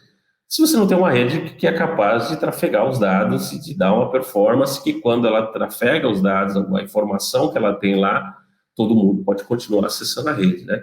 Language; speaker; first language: Portuguese; native; Portuguese